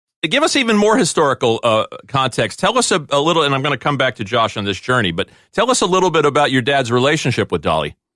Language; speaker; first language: English; native; English